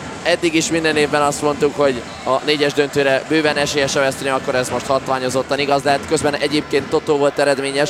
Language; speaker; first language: Hungarian; native; Hungarian